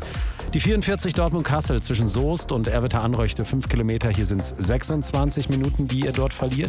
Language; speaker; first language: German; native; German